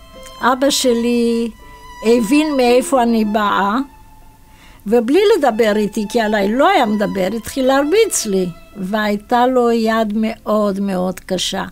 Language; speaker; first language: Hebrew; non-native, fluent; Romanian